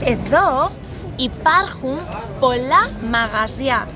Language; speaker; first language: Greek; non-native, learner; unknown